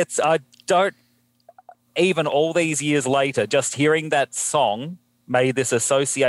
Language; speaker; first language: English; native; English